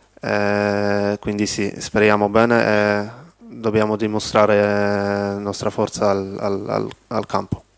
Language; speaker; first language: Italian; non-native, learner; Polish